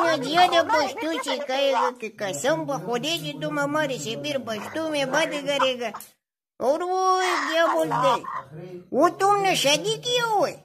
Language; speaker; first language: Hindi; non-native, local second language; Pashto